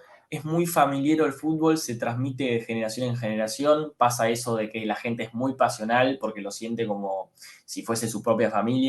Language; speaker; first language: Spanish; native; Spanish